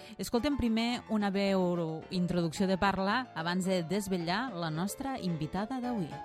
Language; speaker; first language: Catalan; native; Catalan